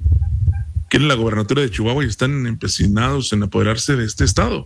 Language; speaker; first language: Spanish; native; Spanish